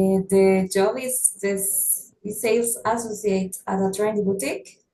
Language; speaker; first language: English; non-native, learner; Spanish